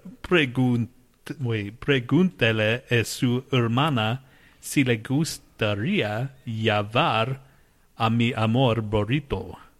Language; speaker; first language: Spanish; non-native, learner; English